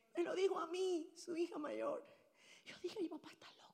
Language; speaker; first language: Spanish; native; Spanish